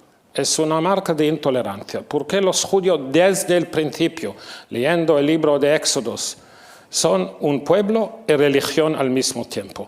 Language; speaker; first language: Spanish; non-native, fluent; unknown